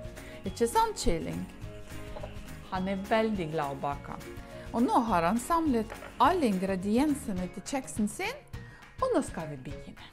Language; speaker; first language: Norwegian; non-native, learner; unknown